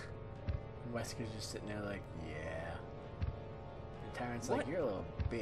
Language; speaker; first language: English; native; English